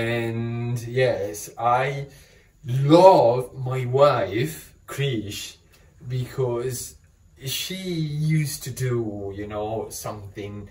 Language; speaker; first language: English; non-native, fluent; Italian